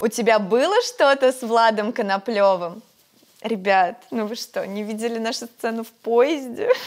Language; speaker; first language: Russian; native; Russian